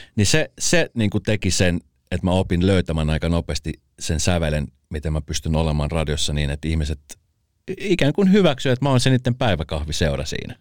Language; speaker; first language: Finnish; early bilingual, other home language; Spanish